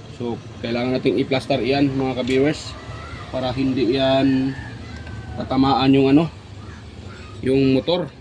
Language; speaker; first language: Filipino; non-native, local second language; Cebuano